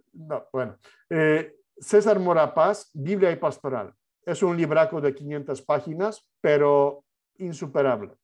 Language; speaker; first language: Spanish; non-native, fluent; Polish